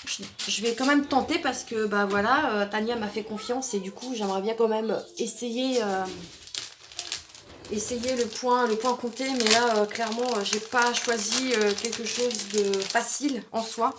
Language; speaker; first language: French; native; French